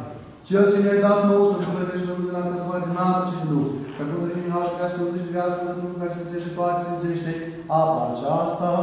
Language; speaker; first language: Romanian; native; Romanian